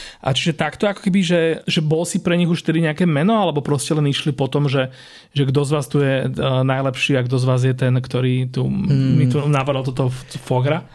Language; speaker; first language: Slovak; native; Slovak